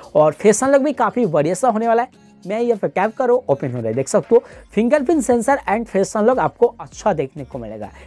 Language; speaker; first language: Hindi; non-native, local second language; Bangla